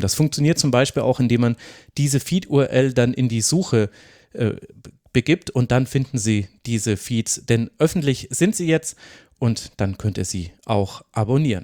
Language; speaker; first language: German; native; German